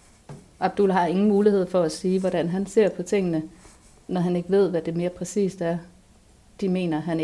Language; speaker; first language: Danish; native; Danish